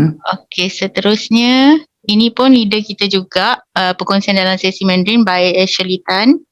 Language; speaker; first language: Malay; non-native, local second language; Chinese